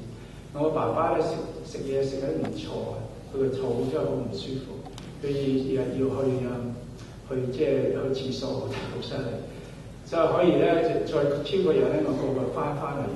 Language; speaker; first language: Cantonese; early bilingual, heritage; Cantonese